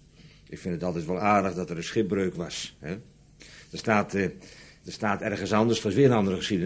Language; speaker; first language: Dutch; native; Dutch